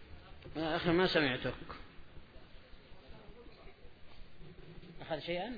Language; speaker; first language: Arabic; native; Arabic